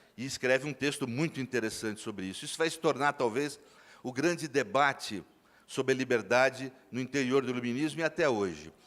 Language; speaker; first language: Portuguese; native; Portuguese